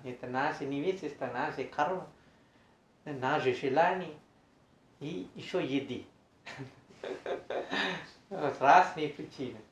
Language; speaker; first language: Russian; non-native, learner; Sinhala